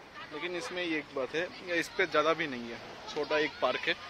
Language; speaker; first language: Hindi; non-native, local second language; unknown